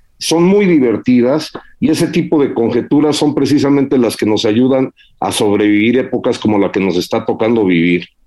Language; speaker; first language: Spanish; early bilingual, heritage; Spanish